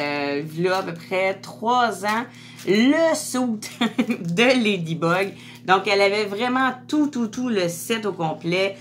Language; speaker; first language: French; native; French